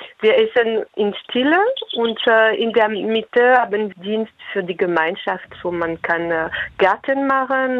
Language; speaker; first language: German; non-native, fluent; French